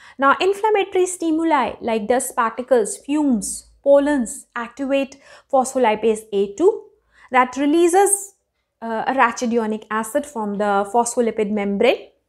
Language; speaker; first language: English; non-native, local second language; Hindi